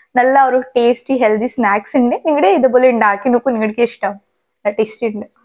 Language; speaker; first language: Malayalam; non-native, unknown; Hindi